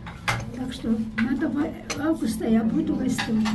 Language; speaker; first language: Russian; non-native, fluent; Estonian